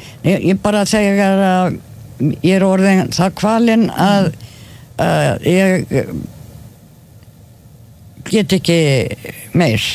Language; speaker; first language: Icelandic; non-native, fluent; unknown